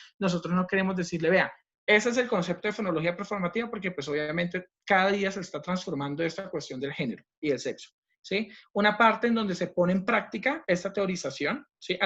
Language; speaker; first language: Spanish; native; Spanish